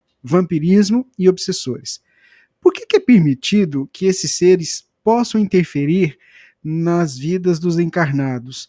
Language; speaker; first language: Portuguese; native; Portuguese